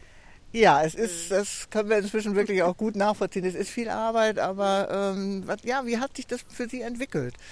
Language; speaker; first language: German; native; German